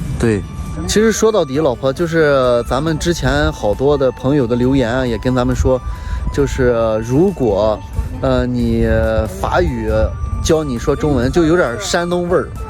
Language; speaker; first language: Chinese; native; Chinese